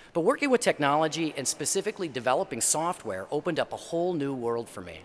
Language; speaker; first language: English; native; English